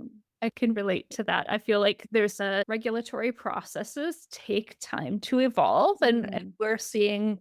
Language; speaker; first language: English; native; English